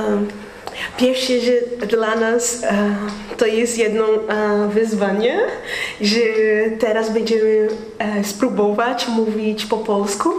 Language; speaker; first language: Polish; non-native, learner; Portuguese